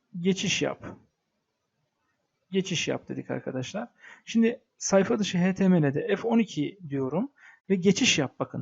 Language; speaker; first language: Turkish; native; Turkish